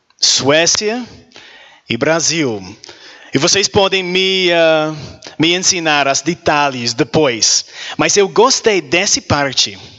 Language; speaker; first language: Portuguese; non-native, learner; English